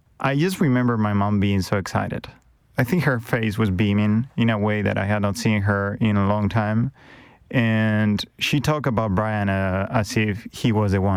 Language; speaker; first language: English; non-native, fluent; Spanish